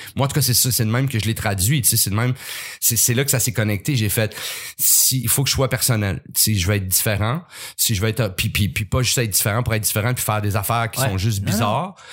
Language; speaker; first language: French; native; French